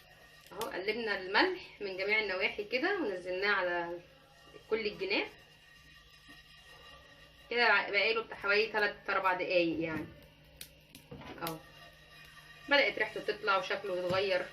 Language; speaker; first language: Arabic; native; Arabic